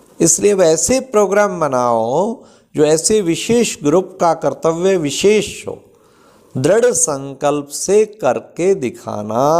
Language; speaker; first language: Hindi; native; Hindi